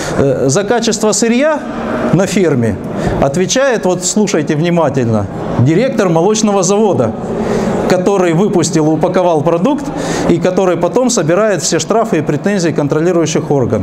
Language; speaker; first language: Russian; native; Russian